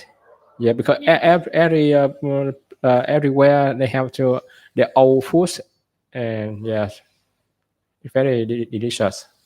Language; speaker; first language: English; non-native, learner; Vietnamese